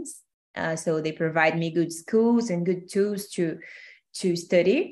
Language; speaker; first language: English; non-native, fluent; Portuguese